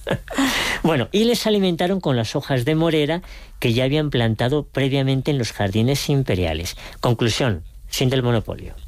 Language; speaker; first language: Spanish; native; Spanish